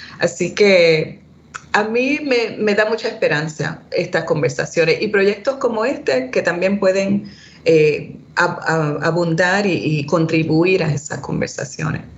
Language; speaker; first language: Spanish; early bilingual, heritage; Spanish